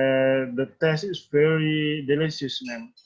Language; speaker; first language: English; non-native, learner; Indonesian